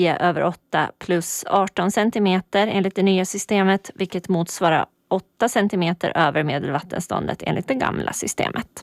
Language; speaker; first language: Swedish; native; Swedish